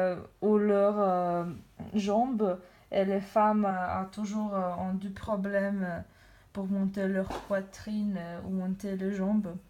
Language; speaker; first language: French; non-native, learner; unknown